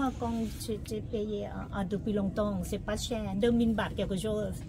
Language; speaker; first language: French; non-native, fluent; Thai